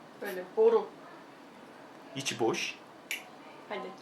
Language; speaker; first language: Turkish; native; Turkish